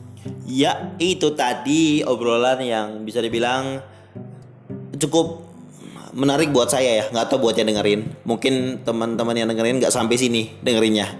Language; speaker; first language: Indonesian; native; Indonesian